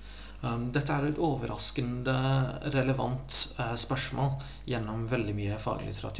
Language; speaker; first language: Norwegian; non-native, fluent; English